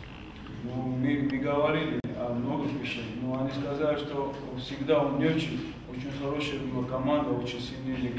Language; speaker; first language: Russian; non-native, fluent; Georgian